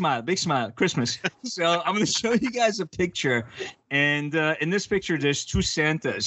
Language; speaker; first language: English; early bilingual, other home language; Arabic